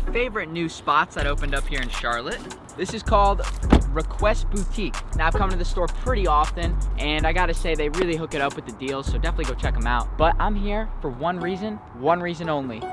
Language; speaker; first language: English; native; English